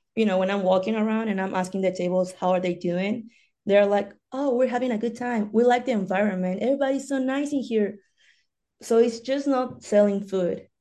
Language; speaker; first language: English; non-native, fluent; Spanish